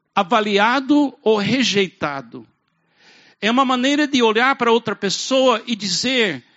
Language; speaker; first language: Portuguese; non-native, fluent; English